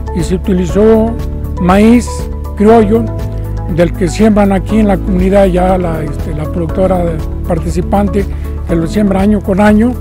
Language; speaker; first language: Spanish; native; Spanish